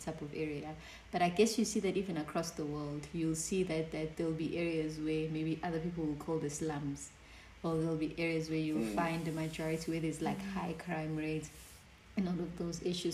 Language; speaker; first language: English; non-native, local second language; Zulu